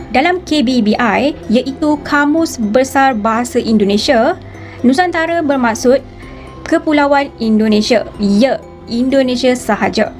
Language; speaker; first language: Malay; native; Malay